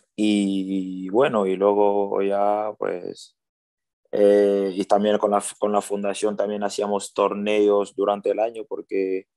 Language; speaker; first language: Spanish; early bilingual, other home language; French